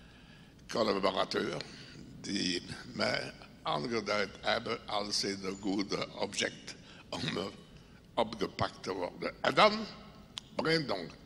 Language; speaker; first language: Dutch; non-native, local second language; French